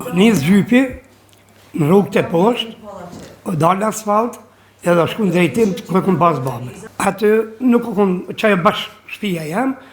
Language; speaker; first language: Albanian; native; Albanian